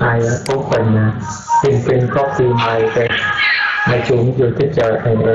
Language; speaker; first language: English; non-native, learner; Vietnamese